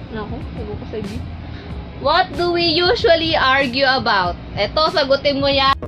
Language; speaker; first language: Filipino; native; Filipino